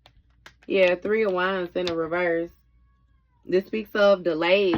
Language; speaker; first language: English; native; English